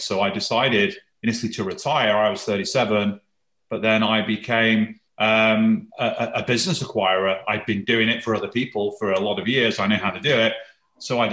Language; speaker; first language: English; native; English